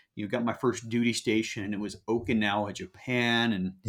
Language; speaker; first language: English; native; English